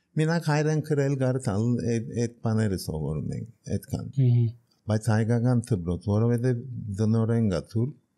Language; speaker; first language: Armenian; early bilingual, heritage; Armenian